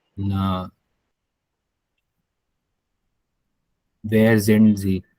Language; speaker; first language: German; non-native, learner; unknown